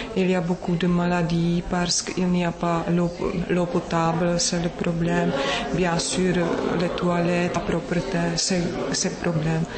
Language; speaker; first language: French; non-native, learner; Czech